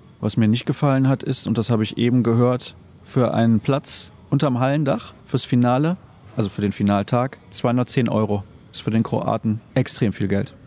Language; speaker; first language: German; native; German